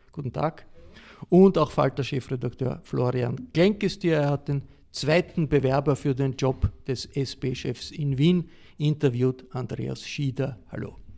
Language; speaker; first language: German; native; German